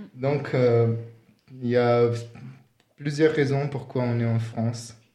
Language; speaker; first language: French; non-native, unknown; Georgian